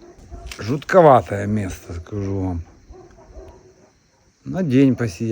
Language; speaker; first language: Russian; native; Russian